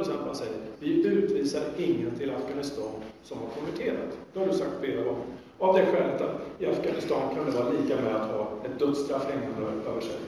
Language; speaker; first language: Swedish; native; Swedish